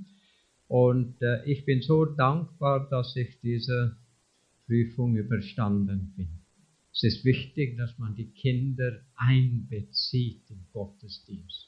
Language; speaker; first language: German; non-native, fluent; English